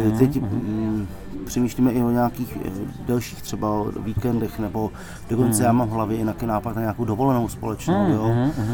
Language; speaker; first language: Czech; native; Czech